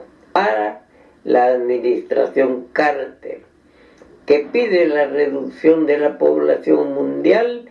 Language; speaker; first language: Spanish; native; Spanish